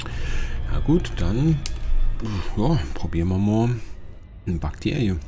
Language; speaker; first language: German; native; German